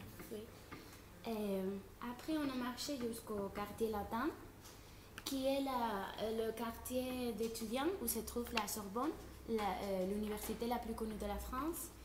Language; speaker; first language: French; non-native, fluent; Spanish